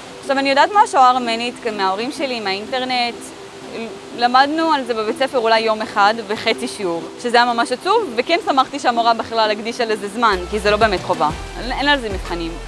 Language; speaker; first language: Hebrew; early bilingual, other home language; Armenian